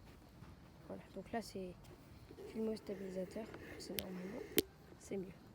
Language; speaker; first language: French; native; French